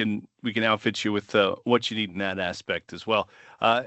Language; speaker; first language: English; native; English